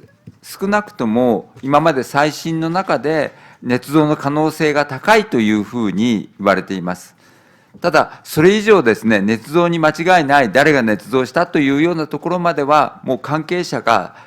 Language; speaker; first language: Japanese; native; Japanese